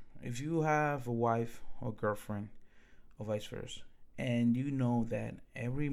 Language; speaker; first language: English; early bilingual, other home language; Spanish